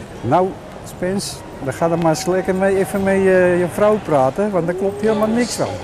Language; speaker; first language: Dutch; early bilingual, other home language; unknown